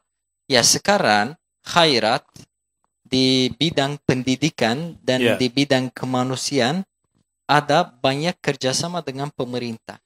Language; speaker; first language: Indonesian; non-native, fluent; Turkish